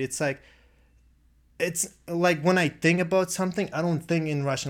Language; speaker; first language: English; non-native, fluent; Russian